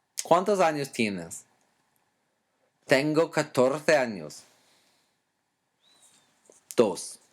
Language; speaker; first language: Spanish; non-native, fluent; English